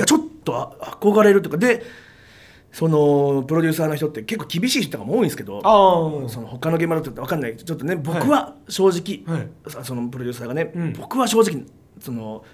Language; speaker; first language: Japanese; native; Japanese